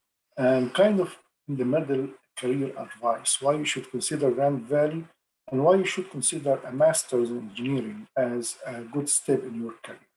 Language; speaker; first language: English; non-native, fluent; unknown